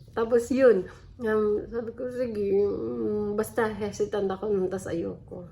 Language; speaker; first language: Filipino; non-native, local second language; Waray